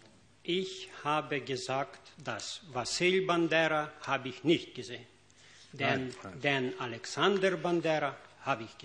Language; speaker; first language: German; non-native, fluent; Ukrainian